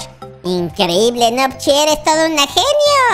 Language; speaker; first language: Spanish; native; Spanish